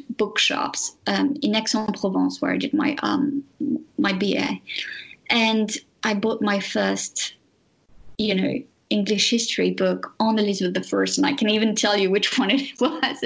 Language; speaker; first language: English; non-native, fluent; French